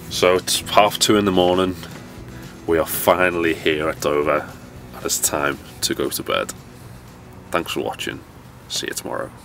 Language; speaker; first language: English; native; English